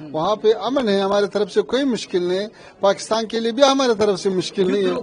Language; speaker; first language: Hindi; non-native, fluent; Pashto